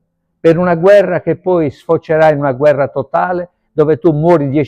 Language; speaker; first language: Italian; native; Italian